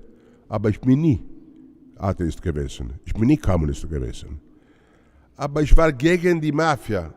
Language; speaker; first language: German; non-native, learner; Italian